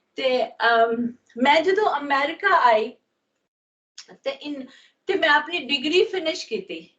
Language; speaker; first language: Punjabi; non-native, learner; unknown